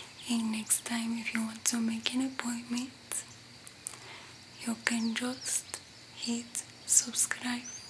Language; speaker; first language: English; non-native, fluent; Spanish